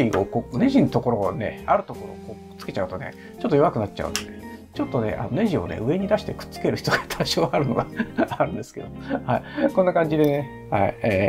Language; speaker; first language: Japanese; native; Japanese